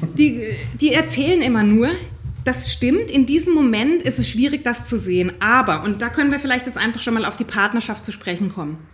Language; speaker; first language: German; native; German